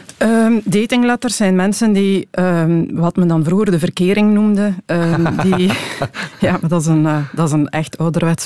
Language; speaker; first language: Dutch; native; Dutch